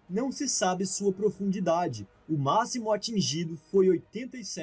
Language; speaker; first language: Portuguese; native; Portuguese